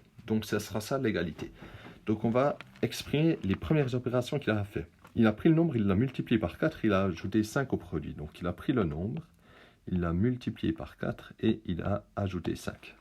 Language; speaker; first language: French; native; French